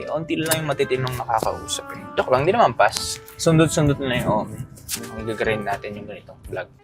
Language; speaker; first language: Filipino; native; Filipino